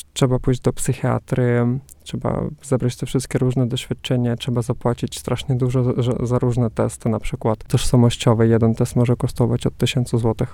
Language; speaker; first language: Polish; non-native, fluent; Russian